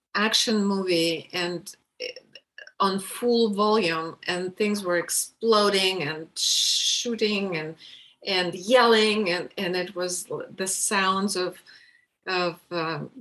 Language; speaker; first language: English; non-native, fluent; Russian